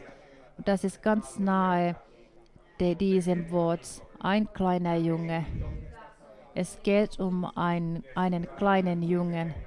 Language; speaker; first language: German; non-native, fluent; Finnish